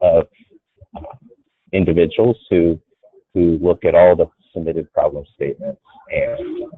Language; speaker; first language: English; native; English